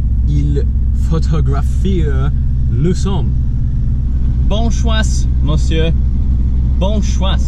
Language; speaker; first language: French; non-native, learner; English